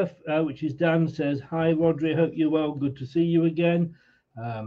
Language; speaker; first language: English; native; English